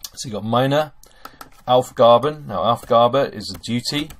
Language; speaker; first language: German; non-native, fluent; English